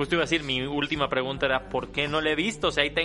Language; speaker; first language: Spanish; native; Spanish